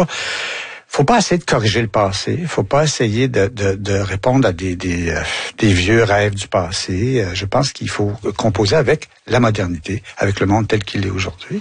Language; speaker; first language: French; native; French